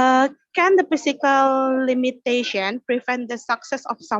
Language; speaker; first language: English; non-native, learner; Indonesian